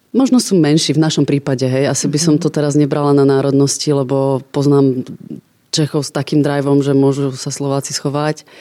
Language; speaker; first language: Slovak; native; Slovak